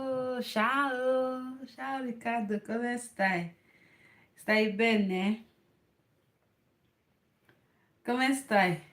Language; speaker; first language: Italian; non-native, learner; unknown